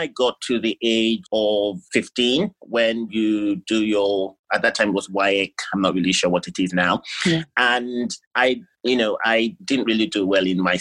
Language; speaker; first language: English; non-native, local second language; Yoruba